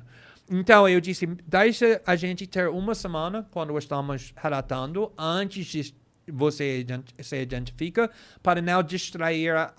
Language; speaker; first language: Portuguese; non-native, fluent; English